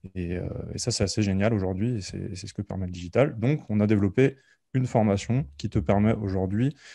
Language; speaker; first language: French; native; French